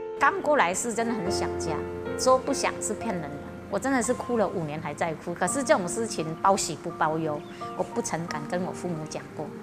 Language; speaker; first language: Chinese; early bilingual, heritage; Chinese